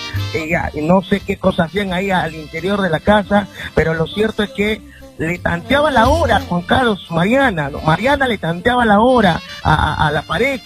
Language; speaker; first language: Spanish; native; Spanish